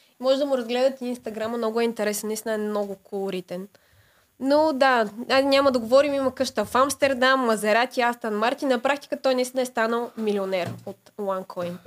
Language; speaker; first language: Bulgarian; native; Bulgarian